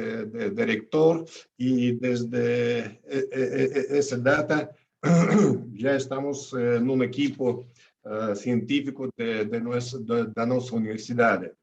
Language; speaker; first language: Portuguese; non-native, fluent; Russian